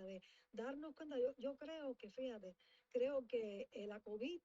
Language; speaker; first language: Spanish; native; Spanish